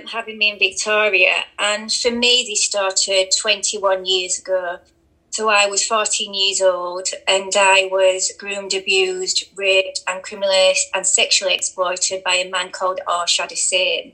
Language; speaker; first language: English; native; English